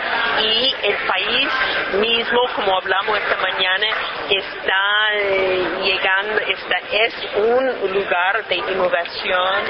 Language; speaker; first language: Spanish; non-native, fluent; English